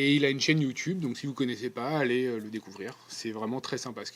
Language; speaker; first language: French; native; French